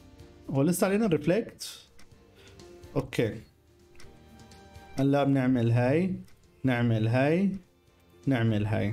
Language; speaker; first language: Arabic; native; Arabic